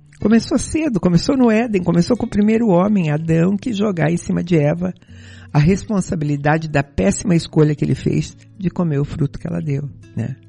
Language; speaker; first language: Portuguese; native; Portuguese